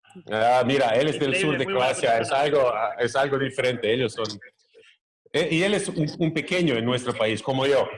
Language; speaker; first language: Spanish; non-native, fluent; Croatian